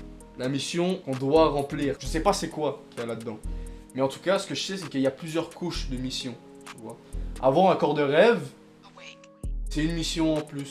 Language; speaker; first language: French; native; French